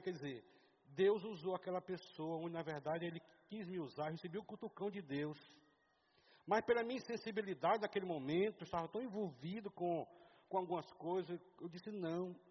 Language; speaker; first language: Portuguese; native; Portuguese